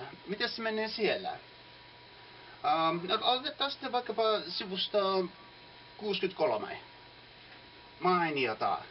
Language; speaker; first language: Finnish; non-native, fluent; English